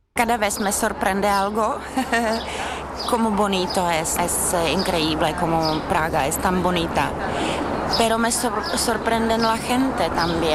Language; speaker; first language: Spanish; non-native, fluent; Czech